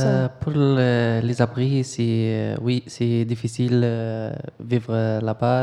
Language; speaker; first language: French; non-native, learner; Arabic